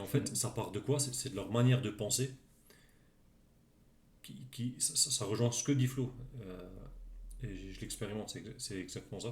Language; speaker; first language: French; native; French